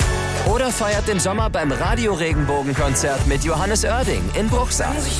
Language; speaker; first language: German; native; German